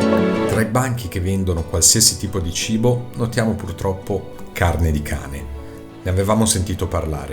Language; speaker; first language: Italian; native; Italian